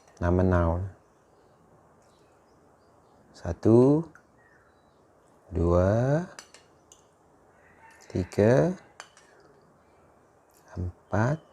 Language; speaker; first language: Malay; non-native, learner; Thai